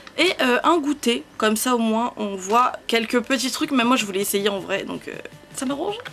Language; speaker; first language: French; early bilingual, other home language; Spanish